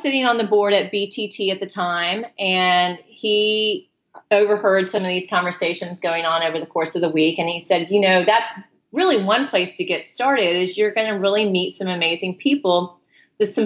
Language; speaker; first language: English; native; English